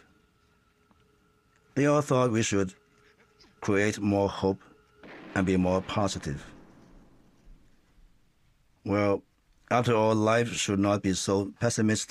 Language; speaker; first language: English; non-native, local second language; Cantonese